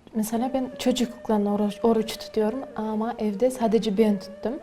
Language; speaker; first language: Turkish; non-native, learner; Kazakh